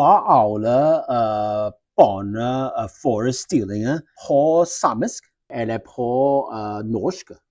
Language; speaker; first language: Norwegian; non-native, learner; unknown